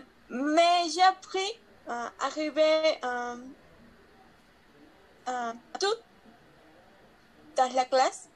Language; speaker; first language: French; non-native, learner; Spanish